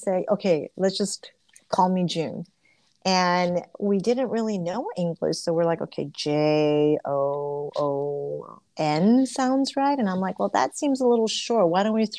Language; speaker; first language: English; early bilingual, other home language; Korean